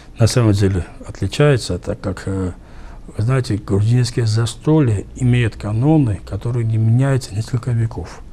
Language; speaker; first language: Russian; non-native, local second language; Georgian